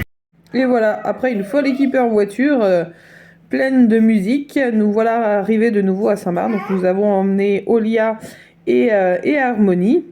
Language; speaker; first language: French; native; French